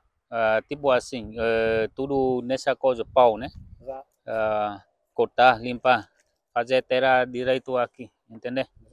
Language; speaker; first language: Portuguese; non-native, learner; Vietnamese